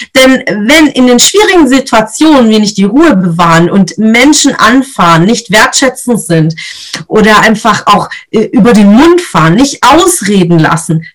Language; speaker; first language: German; native; German